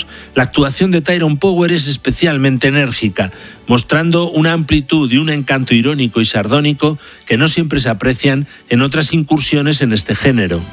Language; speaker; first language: Spanish; native; Spanish